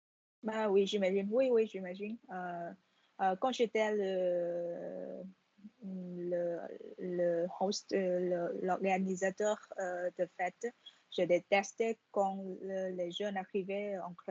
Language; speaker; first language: French; non-native, fluent; Vietnamese